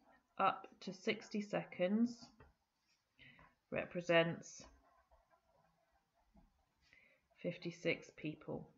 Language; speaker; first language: English; native; English